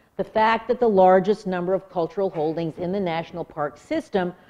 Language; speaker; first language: English; native; English